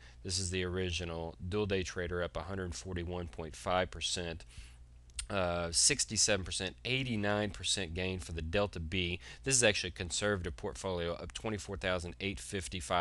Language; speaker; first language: English; native; English